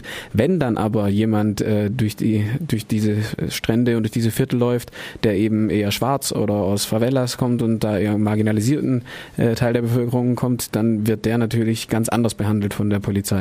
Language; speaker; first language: German; native; German